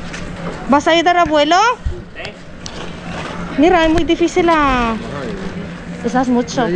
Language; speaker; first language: Spanish; non-native, learner; Filipino